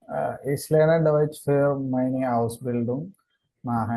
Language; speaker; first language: German; non-native, learner; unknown